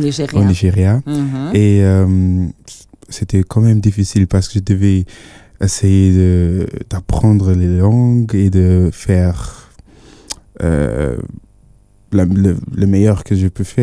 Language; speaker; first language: French; non-native, fluent; Yoruba